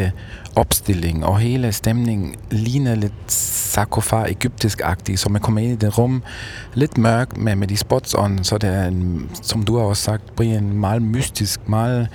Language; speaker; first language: Danish; non-native, fluent; German